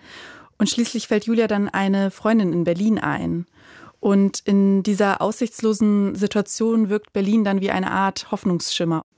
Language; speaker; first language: German; native; German